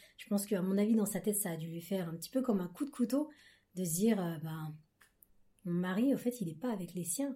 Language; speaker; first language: French; native; French